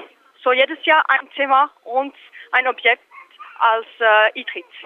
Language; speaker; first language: German; non-native, local second language; French